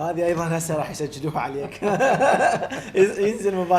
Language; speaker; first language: Arabic; native; Arabic